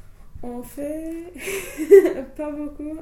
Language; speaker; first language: French; non-native, learner; English